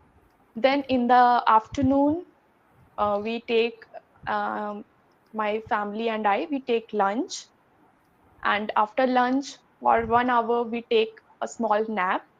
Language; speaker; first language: English; non-native, learner; Hindi